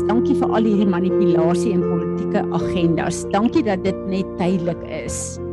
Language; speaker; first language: Afrikaans; native; Afrikaans